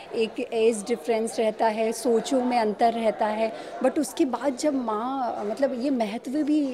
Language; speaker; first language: Hindi; native; Hindi